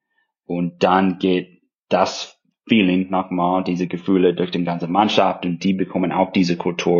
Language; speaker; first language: German; non-native, fluent; English